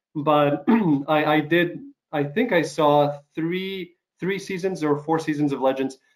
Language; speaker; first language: English; non-native, fluent; Ukrainian